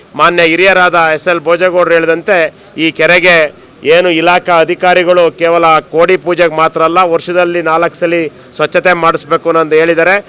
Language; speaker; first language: Kannada; native; Kannada